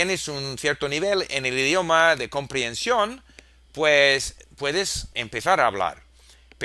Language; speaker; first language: Spanish; non-native, fluent; English